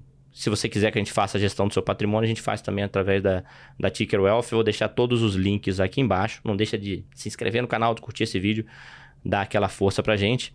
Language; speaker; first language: Portuguese; native; Portuguese